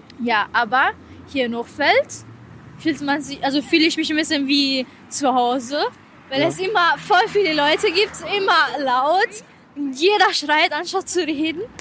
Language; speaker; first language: German; non-native, fluent; Italian